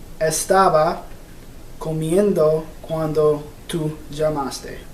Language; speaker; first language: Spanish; non-native, learner; English